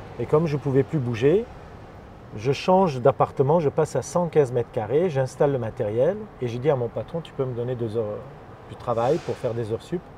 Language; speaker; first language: French; non-native, fluent; Armenian